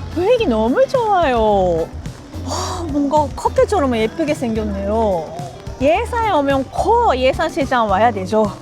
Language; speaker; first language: Korean; non-native, fluent; Japanese